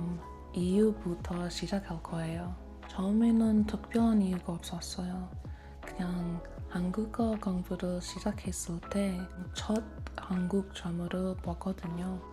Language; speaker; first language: Korean; non-native, fluent; English